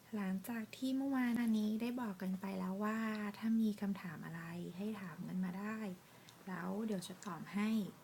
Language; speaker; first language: Thai; native; Thai